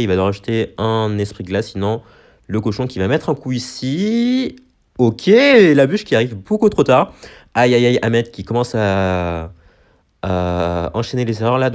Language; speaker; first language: French; native; French